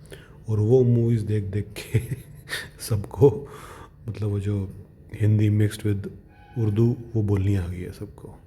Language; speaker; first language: Hindi; native; Hindi